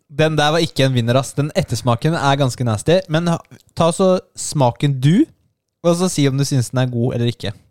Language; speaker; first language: Norwegian; native; Norwegian